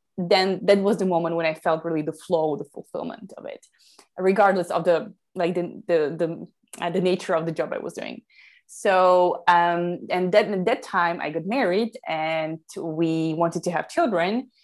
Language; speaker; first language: English; non-native, fluent; Slovak